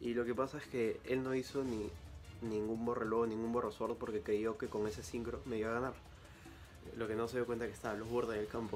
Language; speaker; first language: Spanish; native; Spanish